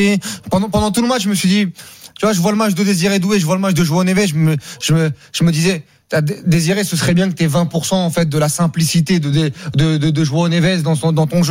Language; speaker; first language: French; native; French